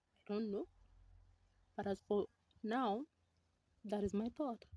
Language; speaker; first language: English; non-native, local second language; Swahili